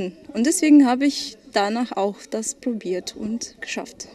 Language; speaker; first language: German; non-native, fluent; Ukrainian